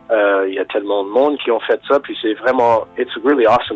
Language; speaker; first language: French; non-native, fluent; English